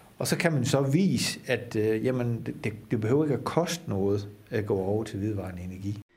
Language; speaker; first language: Danish; non-native, fluent; Dutch